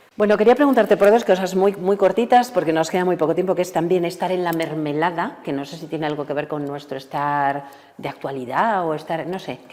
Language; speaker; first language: Spanish; native; Spanish